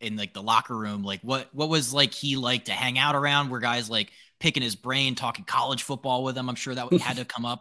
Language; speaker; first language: English; native; English